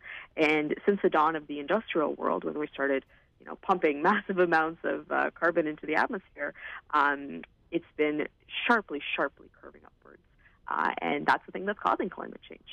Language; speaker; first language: English; native; English